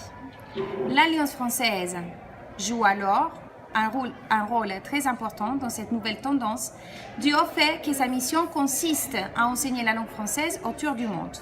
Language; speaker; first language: French; non-native, fluent; Spanish